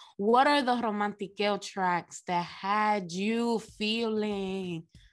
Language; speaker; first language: English; early bilingual, other home language; Spanish